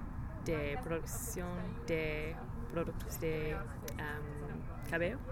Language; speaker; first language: Spanish; non-native, learner; English